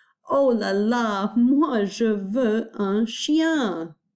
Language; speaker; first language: French; non-native, fluent; English